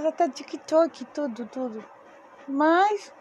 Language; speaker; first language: Portuguese; non-native, learner; Spanish